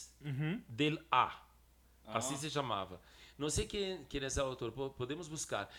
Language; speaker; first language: Spanish; non-native, fluent; Portuguese